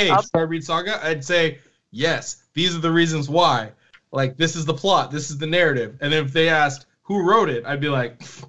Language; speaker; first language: English; native; English